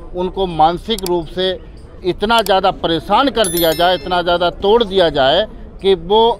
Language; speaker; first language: Hindi; native; Hindi